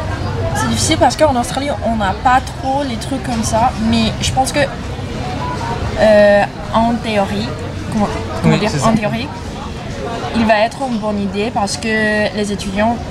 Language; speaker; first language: French; non-native, fluent; English